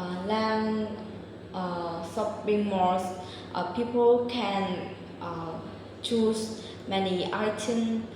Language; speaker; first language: English; non-native, learner; Vietnamese